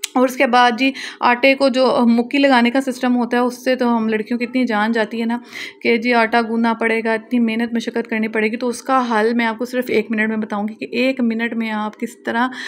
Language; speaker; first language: Urdu; native; Urdu